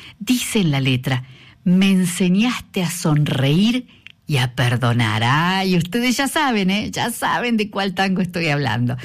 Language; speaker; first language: Spanish; native; Spanish